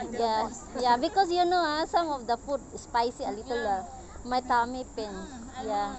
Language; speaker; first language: English; non-native, learner; Filipino